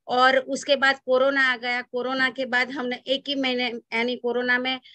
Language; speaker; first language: Hindi; non-native, local second language; Gujarati